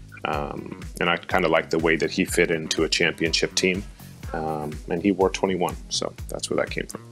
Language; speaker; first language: English; native; English